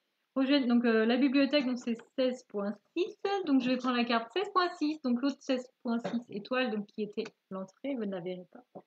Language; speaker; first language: French; native; French